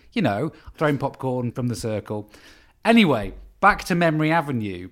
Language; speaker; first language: English; native; English